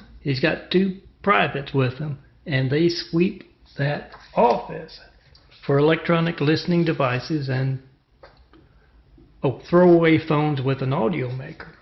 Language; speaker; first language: English; native; English